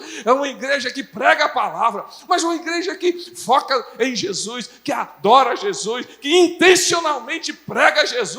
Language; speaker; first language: Portuguese; native; Portuguese